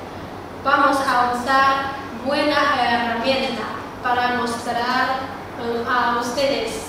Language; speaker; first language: Spanish; non-native, learner; Chinese